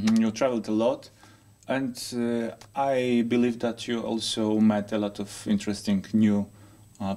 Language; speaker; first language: English; non-native, fluent; Polish